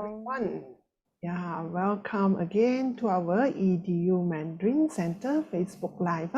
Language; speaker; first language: English; non-native, local second language; Chinese